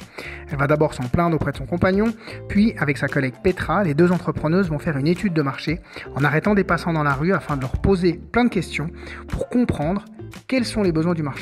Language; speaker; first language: French; native; French